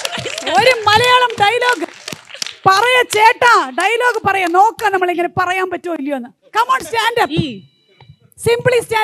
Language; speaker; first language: Malayalam; non-native, learner; Telugu